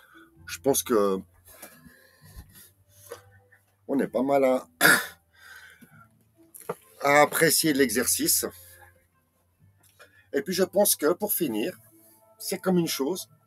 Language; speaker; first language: French; native; French